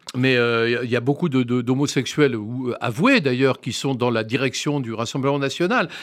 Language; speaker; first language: French; native; French